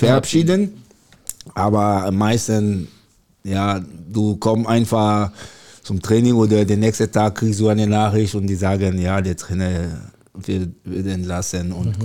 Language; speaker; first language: German; non-native, learner; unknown